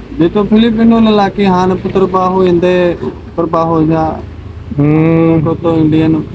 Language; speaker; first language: Filipino; non-native, learner; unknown